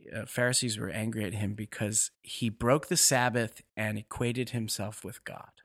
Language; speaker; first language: English; native; English